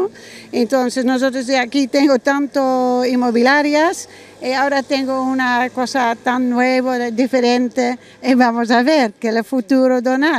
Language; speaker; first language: Spanish; non-native, learner; German